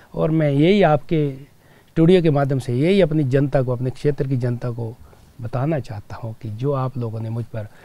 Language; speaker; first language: Hindi; native; Hindi